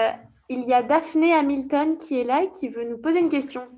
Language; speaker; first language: French; native; French